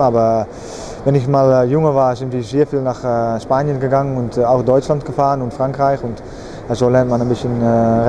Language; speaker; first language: German; non-native, learner; Dutch